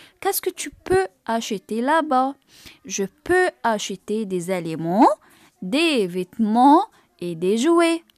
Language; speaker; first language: French; non-native, fluent; Arabic